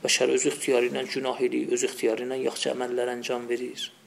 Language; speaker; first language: Persian; non-native, local second language; Azerbaijani